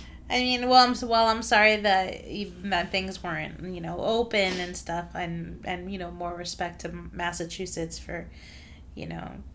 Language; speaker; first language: English; early bilingual, other home language; Spanish